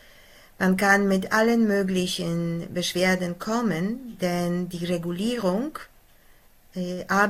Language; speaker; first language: German; non-native, fluent; Polish